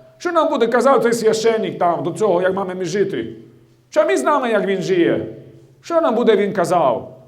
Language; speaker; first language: Ukrainian; non-native, fluent; Slovak